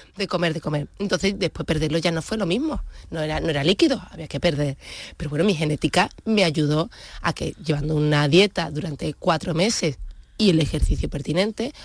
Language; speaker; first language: Spanish; native; Spanish